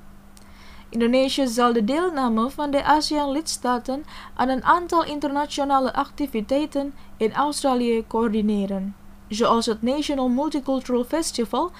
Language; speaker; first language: Dutch; non-native, fluent; Indonesian